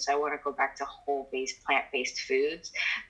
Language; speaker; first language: English; native; English